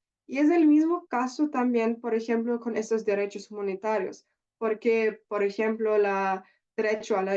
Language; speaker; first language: Spanish; non-native, learner; German